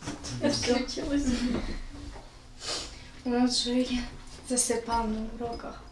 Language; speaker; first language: Russian; native; Russian